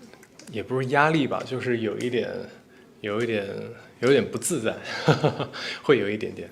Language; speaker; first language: Chinese; native; Chinese